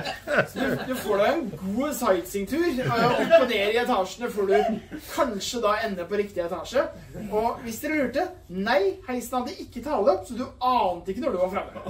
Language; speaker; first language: Norwegian; native; Norwegian